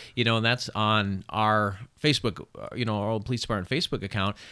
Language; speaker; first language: English; native; English